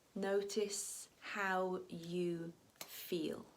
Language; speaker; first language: English; native; English